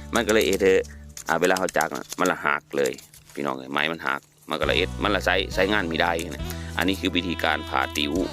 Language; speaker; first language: Thai; non-native, local second language; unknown